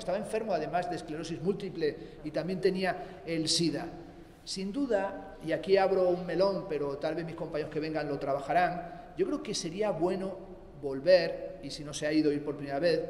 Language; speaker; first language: Spanish; native; Spanish